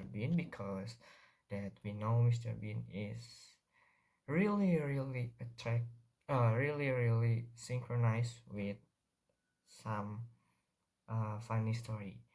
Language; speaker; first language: English; non-native, learner; Indonesian